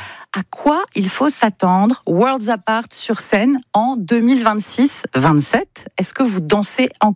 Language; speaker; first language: French; native; French